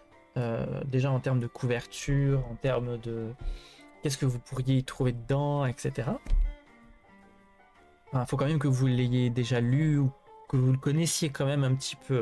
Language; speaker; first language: French; native; French